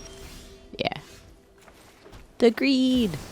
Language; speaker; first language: English; native; English